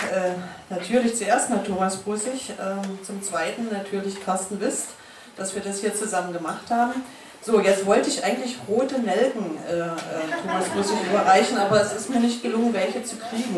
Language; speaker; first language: German; native; German